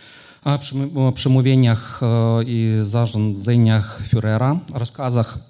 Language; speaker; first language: Polish; non-native, fluent; Ukrainian